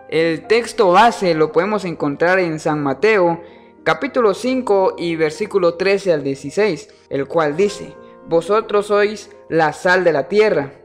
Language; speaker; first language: Spanish; native; Spanish